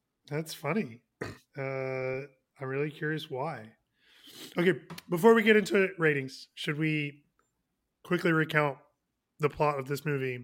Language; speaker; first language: English; native; English